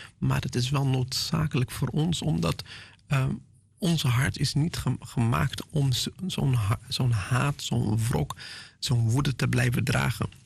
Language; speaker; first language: Dutch; non-native, fluent; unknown